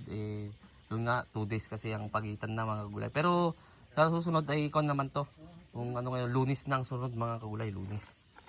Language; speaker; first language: Filipino; native; Filipino